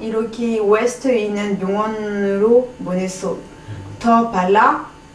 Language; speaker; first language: Korean; non-native, learner; French